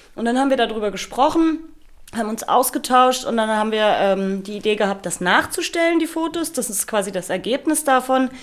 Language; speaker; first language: German; native; German